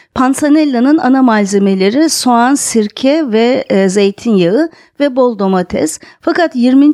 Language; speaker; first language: Turkish; native; Turkish